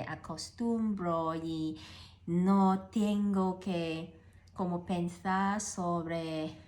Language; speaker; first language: Spanish; non-native, learner; Cantonese